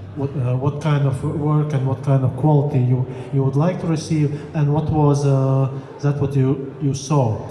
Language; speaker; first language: English; non-native, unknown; Latvian